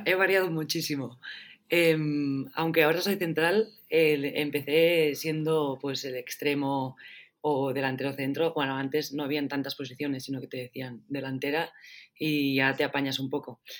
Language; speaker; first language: Spanish; native; Spanish